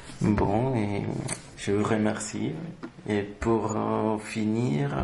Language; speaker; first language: French; non-native, fluent; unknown